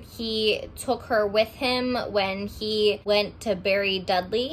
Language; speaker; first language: English; native; English